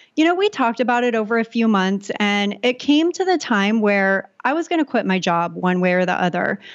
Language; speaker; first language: English; native; English